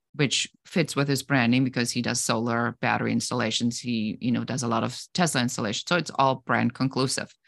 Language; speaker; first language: English; non-native, fluent; German